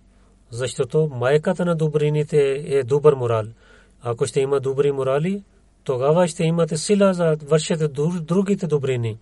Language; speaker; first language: Bulgarian; non-native, learner; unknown